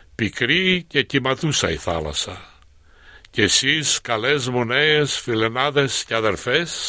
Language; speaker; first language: Greek; native; Greek